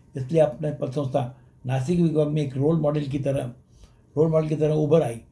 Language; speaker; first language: Hindi; non-native, local second language; Sindhi